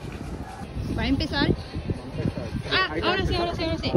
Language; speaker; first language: Spanish; non-native, learner; Japanese